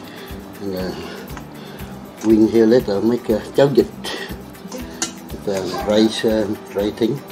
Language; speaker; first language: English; non-native, learner; Vietnamese